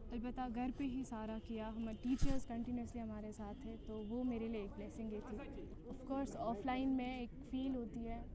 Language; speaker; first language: Hindi; non-native, local second language; Kashmiri